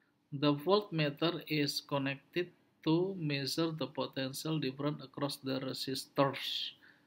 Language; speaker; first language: English; non-native, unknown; Indonesian